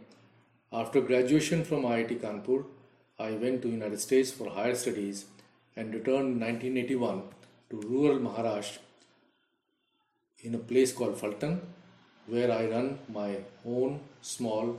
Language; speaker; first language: English; non-native, local second language; Hindi